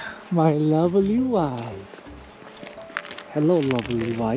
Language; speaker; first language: English; native; English